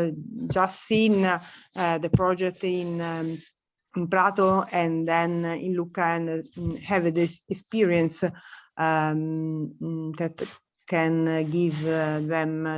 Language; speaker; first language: English; non-native, learner; Italian